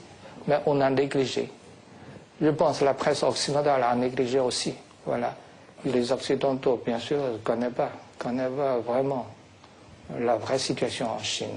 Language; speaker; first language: French; non-native, fluent; Chinese